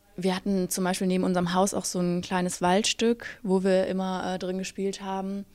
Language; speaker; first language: German; native; German